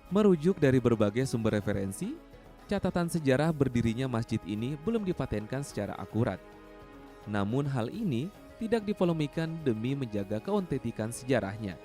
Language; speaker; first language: Indonesian; native; Indonesian